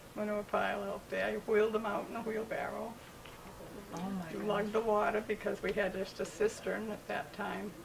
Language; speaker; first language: English; native; English